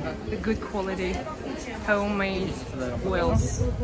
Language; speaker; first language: English; non-native, fluent; Russian